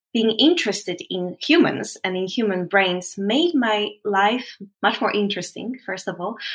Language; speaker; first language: English; non-native, fluent; Polish